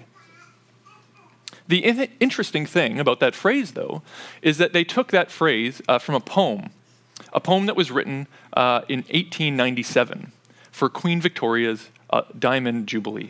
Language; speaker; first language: English; native; English